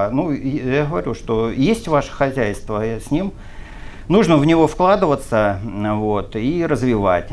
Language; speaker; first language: Russian; native; Russian